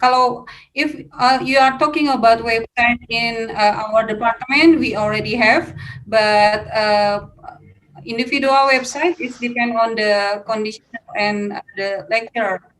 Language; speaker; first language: English; non-native, fluent; Indonesian